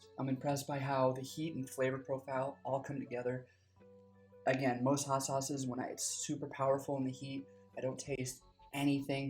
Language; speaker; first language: English; native; English